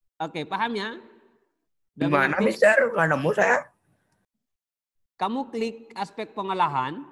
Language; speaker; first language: Indonesian; native; Indonesian